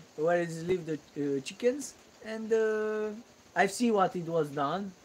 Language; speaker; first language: English; non-native, learner; Romanian